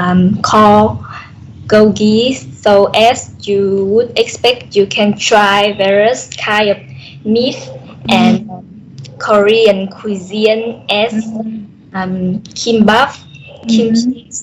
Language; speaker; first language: English; non-native, learner; Vietnamese